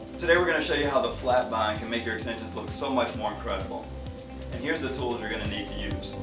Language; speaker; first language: English; native; English